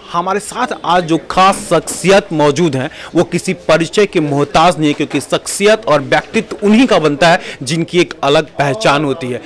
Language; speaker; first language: Hindi; native; Hindi